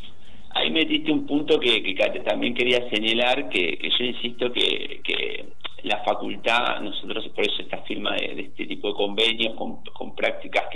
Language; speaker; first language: Spanish; native; Spanish